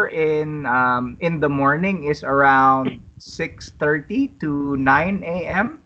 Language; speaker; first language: English; non-native, fluent; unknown